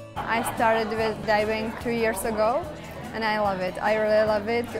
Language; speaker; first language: English; non-native, learner; Czech